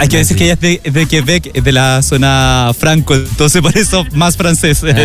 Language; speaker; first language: Spanish; native; Spanish